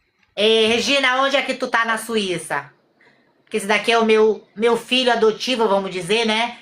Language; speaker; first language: Portuguese; native; Portuguese